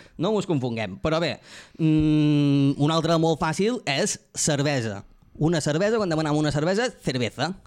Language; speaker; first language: Catalan; native; Catalan